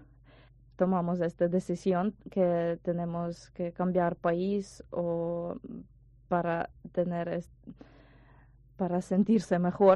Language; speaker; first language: Spanish; non-native, learner; Ukrainian